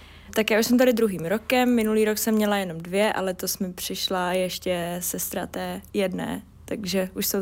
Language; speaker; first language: Czech; native; Czech